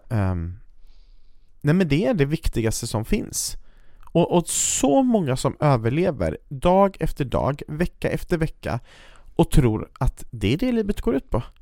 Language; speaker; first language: Swedish; native; Swedish